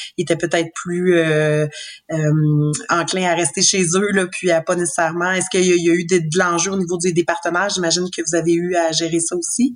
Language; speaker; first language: French; native; French